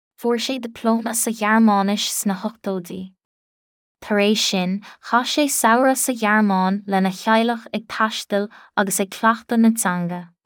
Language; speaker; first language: Irish; non-native, local second language; English